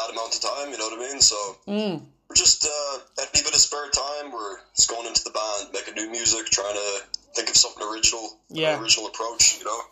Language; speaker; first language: English; native; English